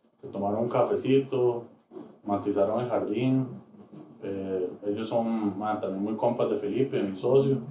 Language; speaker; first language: Spanish; native; Spanish